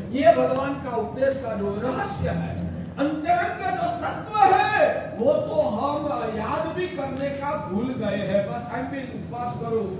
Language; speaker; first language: Hindi; non-native, local second language; Gujarati